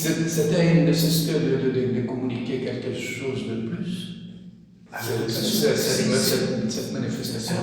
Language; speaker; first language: French; non-native, learner; Portuguese